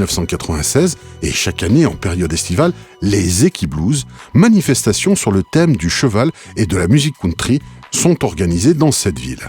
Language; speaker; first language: French; native; French